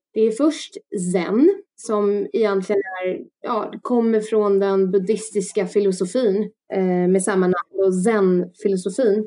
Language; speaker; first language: Swedish; early bilingual, other home language; Russian